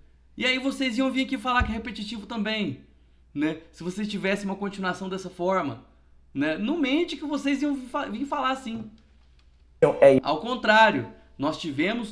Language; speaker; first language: Portuguese; native; Portuguese